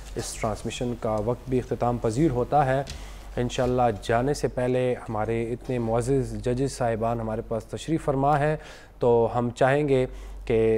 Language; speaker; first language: Urdu; non-native, local second language; Pashto